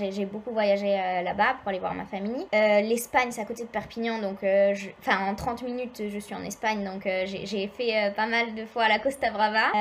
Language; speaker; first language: French; native; French